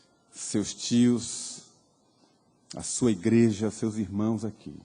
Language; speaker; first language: Portuguese; native; Portuguese